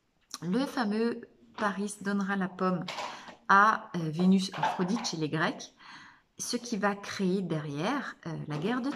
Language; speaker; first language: French; native; French